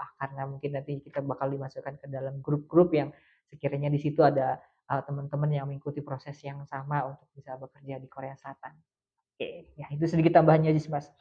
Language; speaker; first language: Indonesian; native; Indonesian